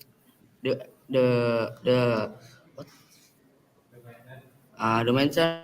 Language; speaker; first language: English; non-native, learner; Indonesian